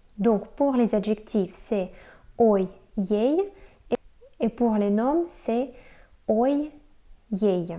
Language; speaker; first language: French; non-native, fluent; Russian